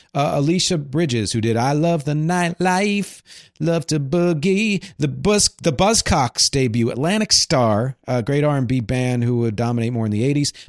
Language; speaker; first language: English; native; English